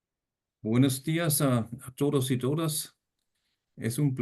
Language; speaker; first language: Spanish; non-native, fluent; German